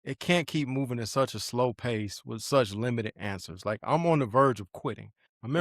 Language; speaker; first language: English; native; English